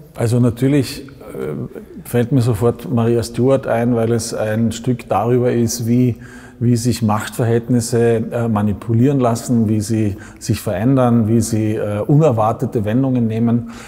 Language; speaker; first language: German; non-native, local second language; Slovenian